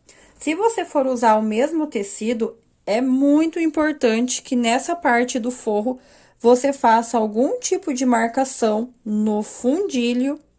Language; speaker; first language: Portuguese; native; Portuguese